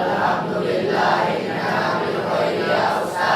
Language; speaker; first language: Arabic; non-native, learner; Indonesian